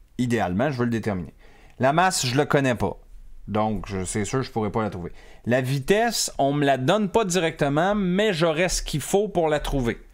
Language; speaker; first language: French; native; French